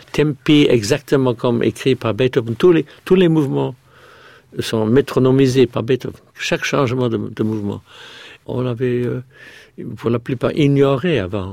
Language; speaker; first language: French; non-native, fluent; English